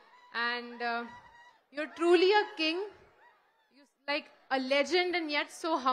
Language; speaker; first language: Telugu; non-native, learner; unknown